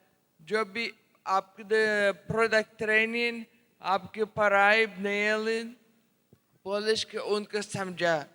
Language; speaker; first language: Hindi; non-native, learner; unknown